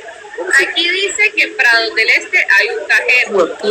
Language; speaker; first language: Spanish; native; Spanish